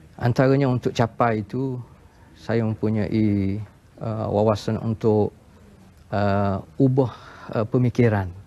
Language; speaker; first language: Malay; native; Malay